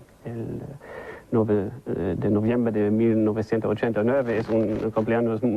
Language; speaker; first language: Spanish; non-native, learner; German